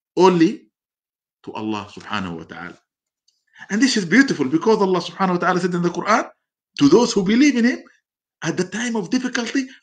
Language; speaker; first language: English; non-native, fluent; Arabic